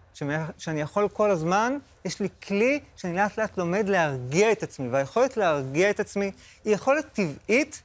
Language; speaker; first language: Hebrew; native; Hebrew